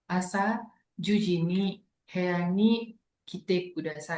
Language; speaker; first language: Japanese; non-native, learner; Indonesian